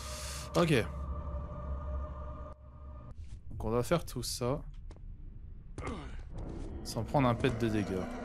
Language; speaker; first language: French; native; French